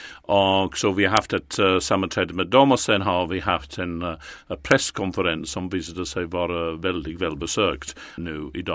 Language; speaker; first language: Swedish; non-native, fluent; English